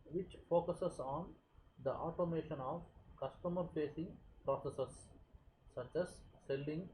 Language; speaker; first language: English; non-native, local second language; Tamil